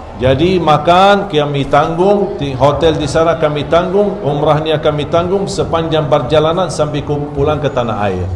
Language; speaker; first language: Malay; non-native, fluent; Arabic